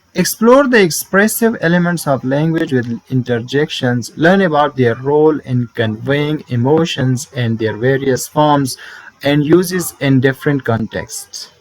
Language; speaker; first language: English; non-native, local second language; Urdu